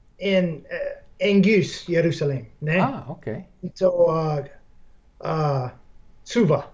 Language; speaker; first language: Greek; non-native, fluent; English